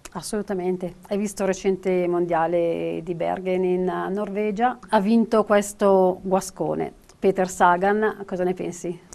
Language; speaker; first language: Italian; native; Italian